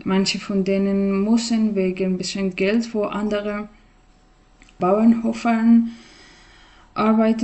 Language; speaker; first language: German; non-native, learner; Persian